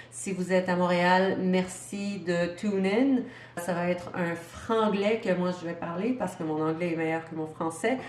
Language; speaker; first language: French; non-native, local second language; English